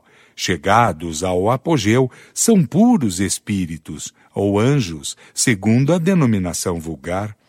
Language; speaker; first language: Portuguese; native; Portuguese